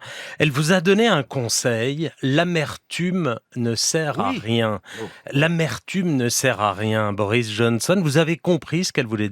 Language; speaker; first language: French; native; French